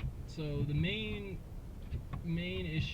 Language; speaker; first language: English; native; English